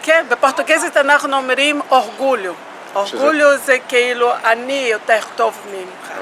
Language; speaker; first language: Hebrew; non-native, fluent; Portuguese